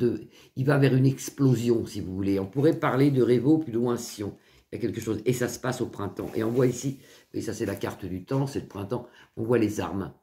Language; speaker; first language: French; native; French